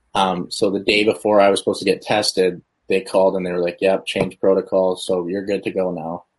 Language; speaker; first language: English; native; English